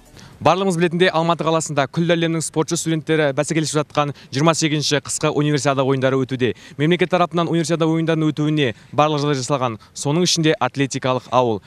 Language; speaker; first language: Kazakh; native; Kazakh